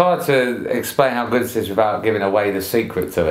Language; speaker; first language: English; native; English